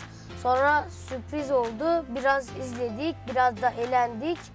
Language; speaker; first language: Turkish; early bilingual, other home language; Arabic